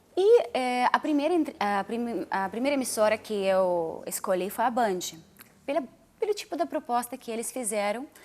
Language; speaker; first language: Portuguese; non-native, fluent; Russian